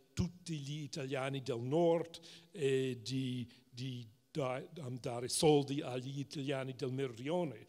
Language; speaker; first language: Italian; non-native, fluent; English